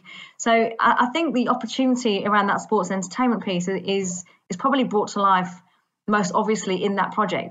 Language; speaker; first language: English; native; English